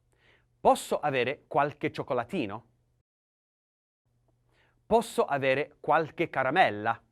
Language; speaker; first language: Italian; non-native, learner; English